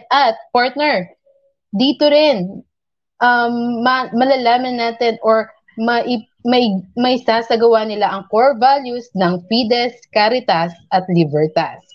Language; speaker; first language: Filipino; non-native, local second language; Pampanga